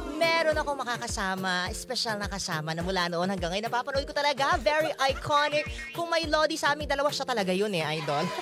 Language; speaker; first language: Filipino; non-native, local second language; Masbatenyo